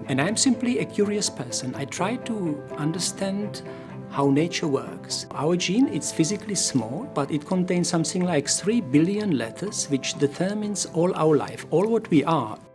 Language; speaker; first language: English; non-native, fluent; Czech